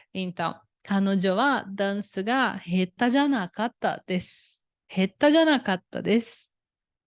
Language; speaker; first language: Japanese; non-native, fluent; Portuguese